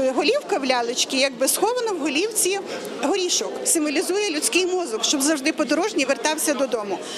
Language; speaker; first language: Ukrainian; native; Ukrainian